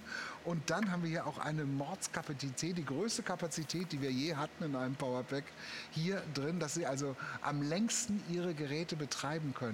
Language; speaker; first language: German; native; German